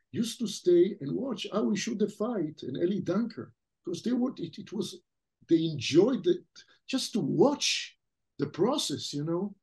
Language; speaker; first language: English; non-native, fluent; French